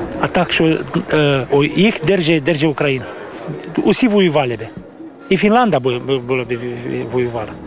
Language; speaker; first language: Ukrainian; early bilingual, heritage; Ukrainian